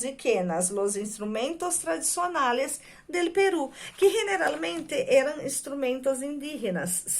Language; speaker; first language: Spanish; non-native, fluent; Portuguese